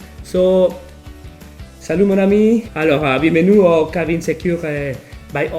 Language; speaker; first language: French; non-native, fluent; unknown